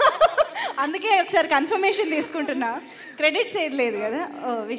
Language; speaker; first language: Telugu; native; Telugu